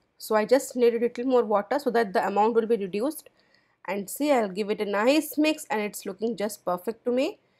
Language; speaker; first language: English; non-native, local second language; Odia